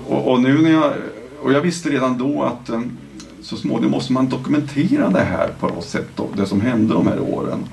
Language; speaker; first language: Swedish; native; Swedish